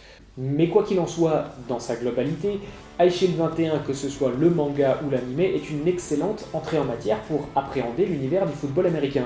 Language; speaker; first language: French; native; French